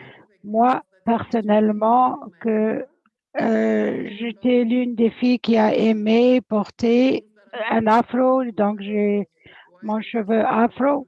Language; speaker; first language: French; non-native, fluent; English